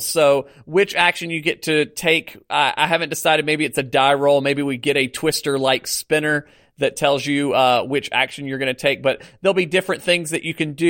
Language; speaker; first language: English; native; English